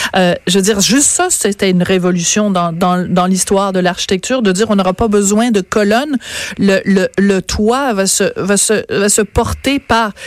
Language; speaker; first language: French; native; French